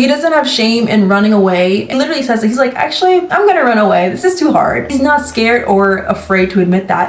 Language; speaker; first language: English; native; English